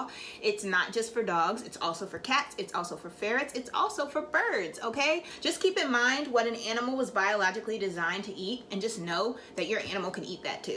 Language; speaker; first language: English; native; English